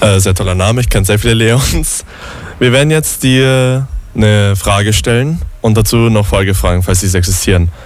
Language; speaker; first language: German; native; German